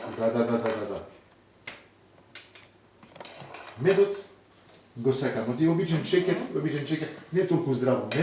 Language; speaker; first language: Macedonian; non-native, fluent; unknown